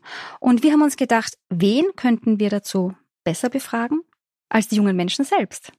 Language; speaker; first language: German; native; German